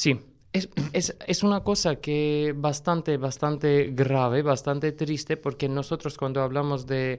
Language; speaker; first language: Spanish; non-native, fluent; Armenian